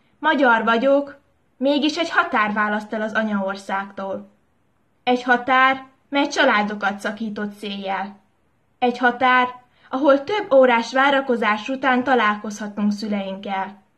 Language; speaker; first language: Hungarian; native; Hungarian